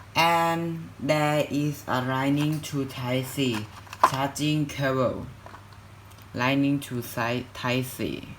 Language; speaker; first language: English; non-native, learner; Thai